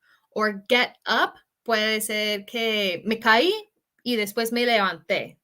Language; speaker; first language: Spanish; non-native, fluent; English